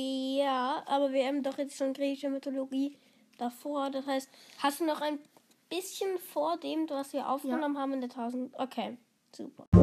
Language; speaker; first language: German; native; German